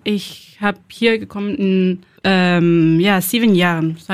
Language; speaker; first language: German; non-native, learner; Spanish